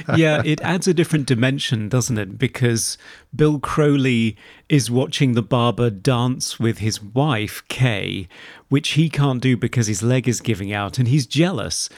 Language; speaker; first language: English; native; English